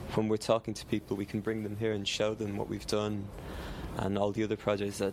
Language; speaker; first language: English; native; English